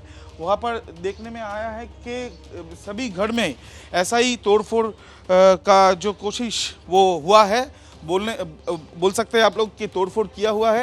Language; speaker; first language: Hindi; non-native, local second language; Bangla